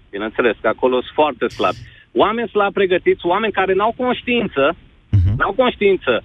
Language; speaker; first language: Romanian; native; Romanian